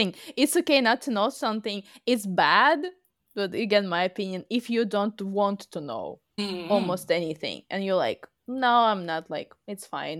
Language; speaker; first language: English; non-native, fluent; Russian